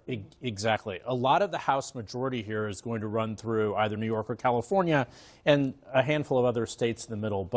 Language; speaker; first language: English; native; English